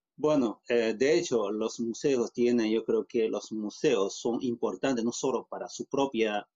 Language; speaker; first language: Spanish; non-native, fluent; Chinese